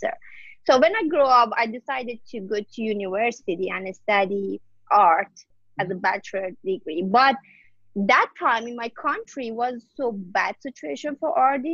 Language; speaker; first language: English; non-native, learner; Persian